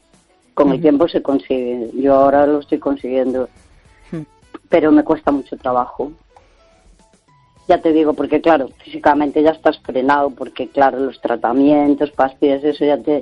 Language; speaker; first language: Spanish; native; Spanish